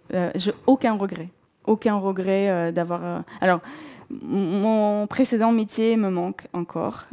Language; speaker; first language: French; non-native, fluent; Russian